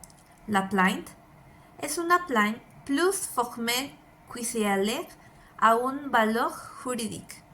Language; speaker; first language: French; non-native, learner; Spanish